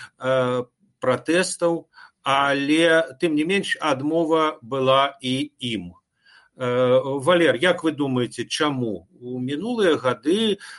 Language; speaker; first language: Belarusian; non-native, local second language; Russian